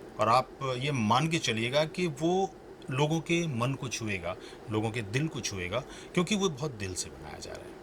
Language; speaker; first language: Hindi; native; Hindi